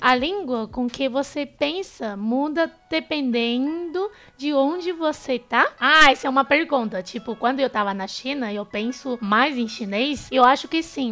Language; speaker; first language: Portuguese; non-native, fluent; Chinese